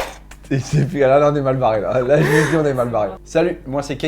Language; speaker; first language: French; native; French